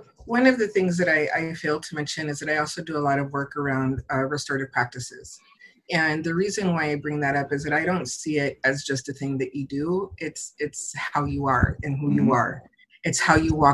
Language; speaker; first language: English; native; English